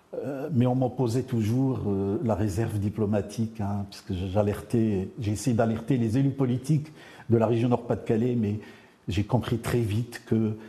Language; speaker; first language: French; non-native, local second language; Arabic